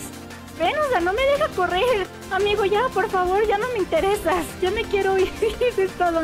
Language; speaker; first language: Spanish; native; Spanish